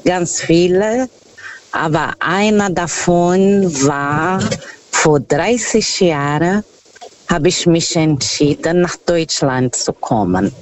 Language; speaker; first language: German; non-native, fluent; Portuguese